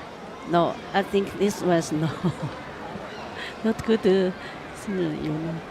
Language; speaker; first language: English; non-native, learner; Chinese